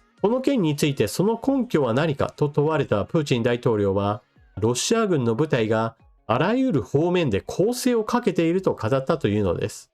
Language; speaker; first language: Japanese; native; Japanese